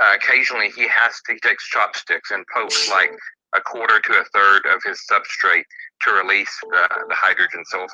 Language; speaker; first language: English; native; English